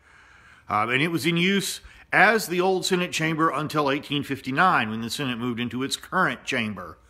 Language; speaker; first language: English; native; English